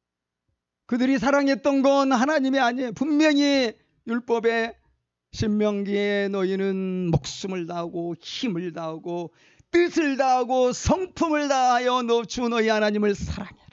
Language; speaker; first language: Korean; native; Korean